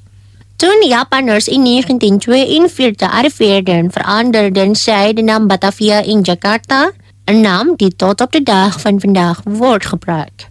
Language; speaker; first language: Dutch; non-native, fluent; Indonesian